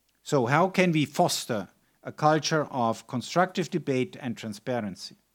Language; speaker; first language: English; non-native, fluent; German